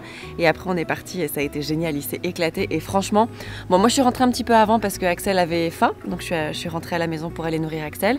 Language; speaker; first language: French; native; French